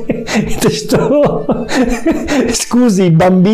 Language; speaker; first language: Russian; non-native, fluent; Italian